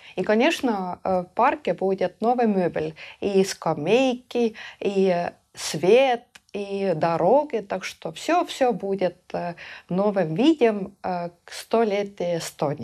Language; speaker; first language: Russian; non-native, local second language; Estonian